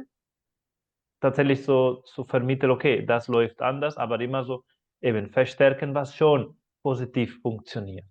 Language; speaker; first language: German; non-native, fluent; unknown